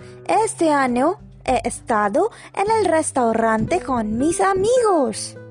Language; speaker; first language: Spanish; non-native, learner; Hindi